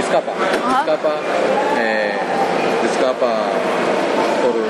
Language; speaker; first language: Spanish; non-native, learner; Japanese